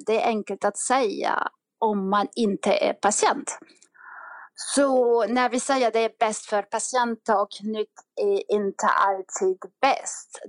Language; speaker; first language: Swedish; non-native, fluent; German